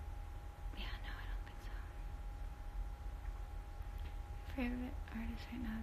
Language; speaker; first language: English; native; English